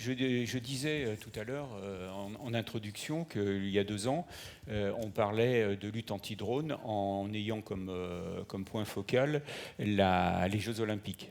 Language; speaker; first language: French; native; French